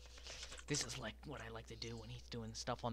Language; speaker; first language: English; native; English